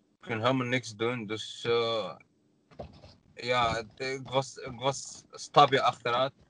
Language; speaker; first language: Dutch; non-native, learner; Arabic